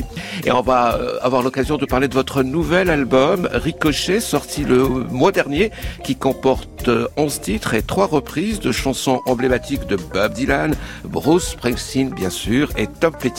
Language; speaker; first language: French; native; French